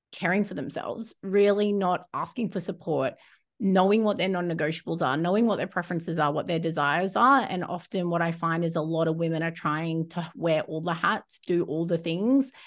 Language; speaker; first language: English; native; English